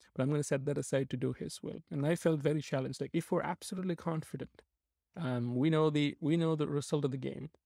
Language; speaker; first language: English; non-native, local second language; Malayalam